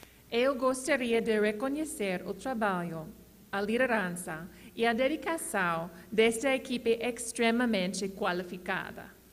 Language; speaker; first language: Portuguese; non-native, learner; English